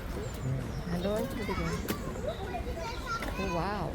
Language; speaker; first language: German; non-native, learner; Filipino